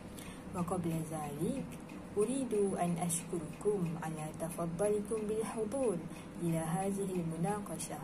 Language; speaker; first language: Arabic; non-native, learner; Malay